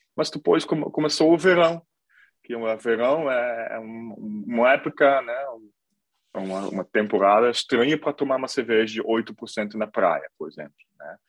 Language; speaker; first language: Portuguese; non-native, fluent; Dutch